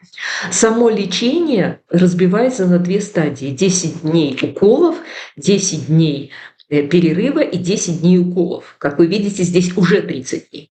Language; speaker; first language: Russian; native; Russian